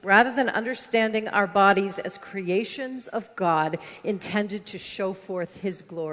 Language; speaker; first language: English; native; English